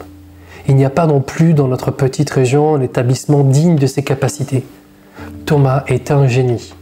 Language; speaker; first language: French; native; French